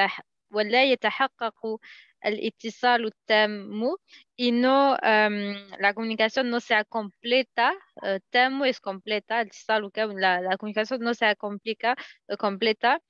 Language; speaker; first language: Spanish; non-native, learner; Arabic